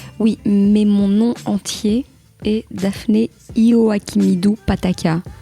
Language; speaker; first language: French; early bilingual, other home language; Greek